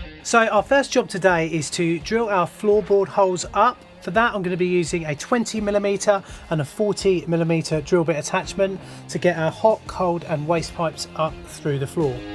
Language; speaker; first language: English; native; English